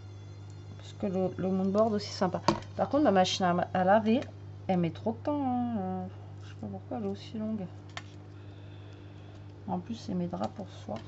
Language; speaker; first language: French; native; French